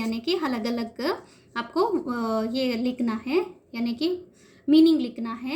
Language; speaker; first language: Hindi; non-native, local second language; Kannada